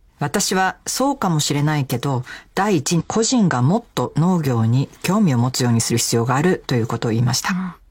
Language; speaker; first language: Japanese; native; Japanese